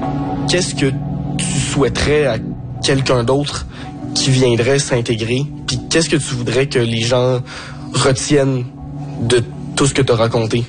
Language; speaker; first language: French; native; French